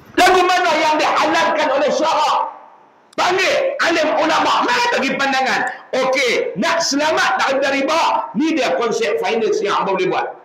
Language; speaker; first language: Malay; native; Malay